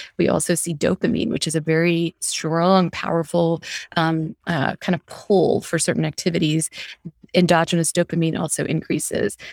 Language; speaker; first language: English; early bilingual, other home language; Hindi